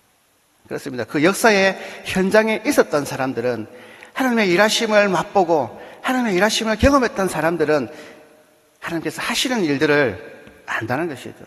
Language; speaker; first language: Korean; native; Korean